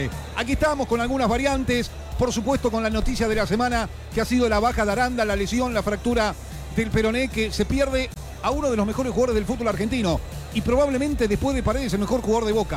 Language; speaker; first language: Spanish; native; Spanish